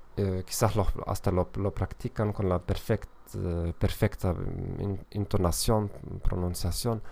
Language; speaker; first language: Spanish; non-native, fluent; German